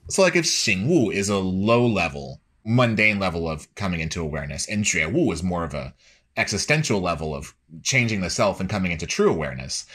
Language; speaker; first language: English; native; English